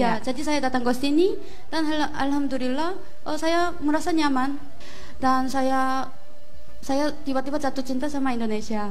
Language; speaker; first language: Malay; non-native, fluent; Korean